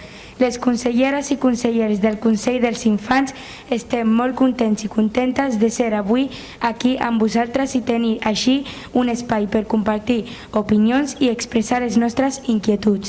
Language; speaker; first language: Catalan; non-native, local second language; Spanish